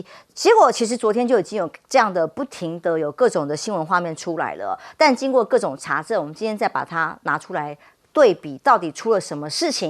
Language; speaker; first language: Chinese; native; Chinese